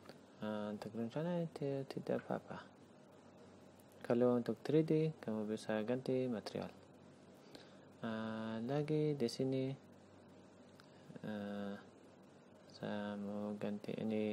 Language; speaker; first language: Indonesian; non-native, learner; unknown